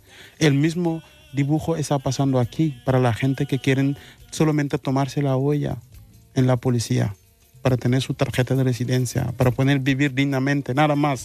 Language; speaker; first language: Spanish; non-native, fluent; Mandingo